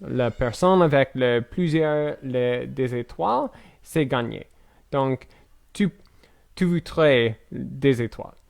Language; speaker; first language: French; non-native, learner; English